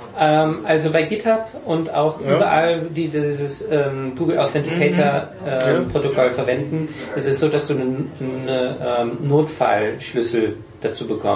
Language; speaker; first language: German; native; German